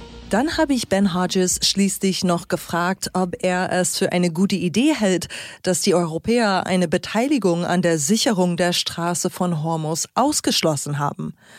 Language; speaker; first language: German; native; German